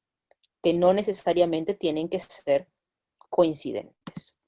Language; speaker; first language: Spanish; native; Spanish